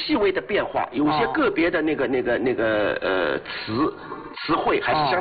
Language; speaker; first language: Chinese; non-native, local second language; Wu Chinese